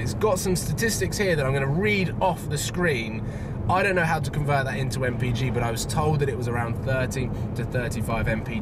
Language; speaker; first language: English; native; English